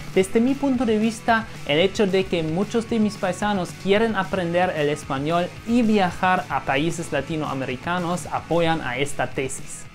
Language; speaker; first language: Spanish; non-native, fluent; German